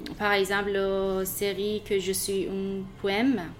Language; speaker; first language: French; non-native, learner; Persian